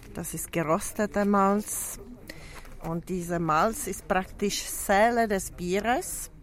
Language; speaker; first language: German; non-native, fluent; Czech